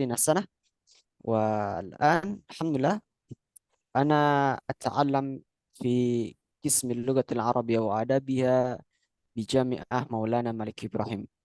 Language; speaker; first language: Arabic; non-native, fluent; Indonesian